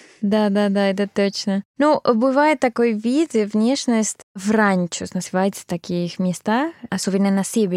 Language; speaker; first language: Russian; non-native, fluent; Spanish